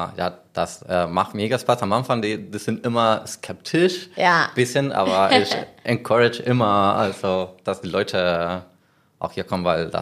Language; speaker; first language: German; non-native, learner; Spanish